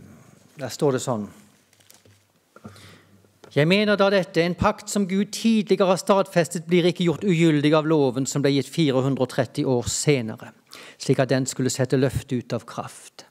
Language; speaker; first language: Norwegian; native; Norwegian